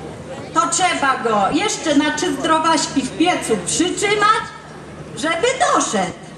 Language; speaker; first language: Polish; native; Polish